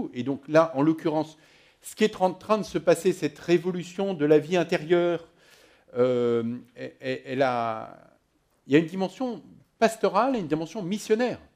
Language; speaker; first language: French; native; French